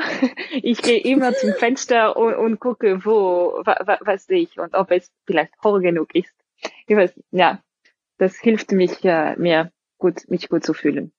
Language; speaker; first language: German; non-native, fluent; French